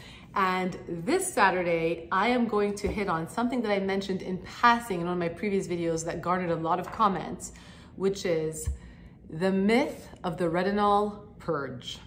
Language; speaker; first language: English; native; English